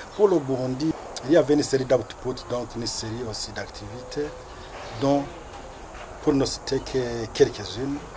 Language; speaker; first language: French; non-native, local second language; Rundi